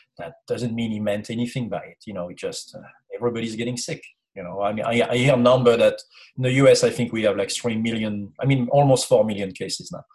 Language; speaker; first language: English; non-native, fluent; French